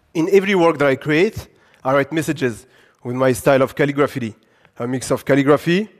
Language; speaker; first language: English; non-native, fluent; French